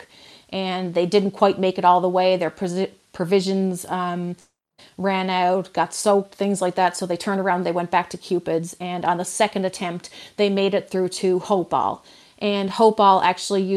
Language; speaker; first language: English; native; English